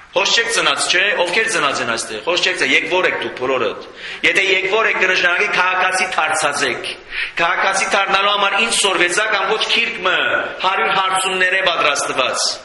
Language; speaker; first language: Armenian; native; Armenian